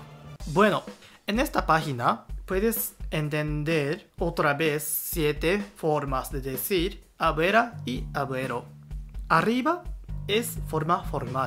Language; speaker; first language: Spanish; non-native, learner; Japanese